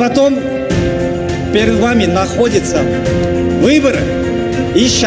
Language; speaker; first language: Russian; non-native, learner; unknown